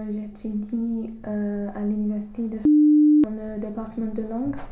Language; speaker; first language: French; non-native, learner; English